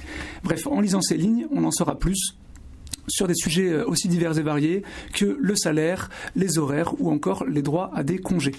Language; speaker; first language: French; native; French